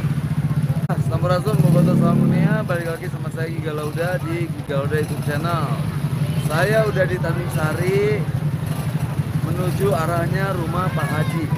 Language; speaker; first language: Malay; non-native, local second language; Sundanese